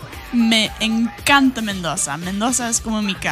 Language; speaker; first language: Spanish; non-native, fluent; English